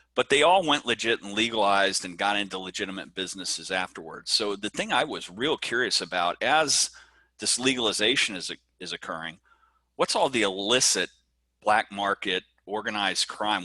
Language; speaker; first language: English; native; English